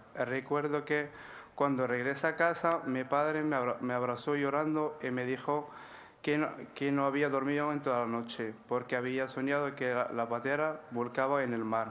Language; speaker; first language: Spanish; non-native, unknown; Arabic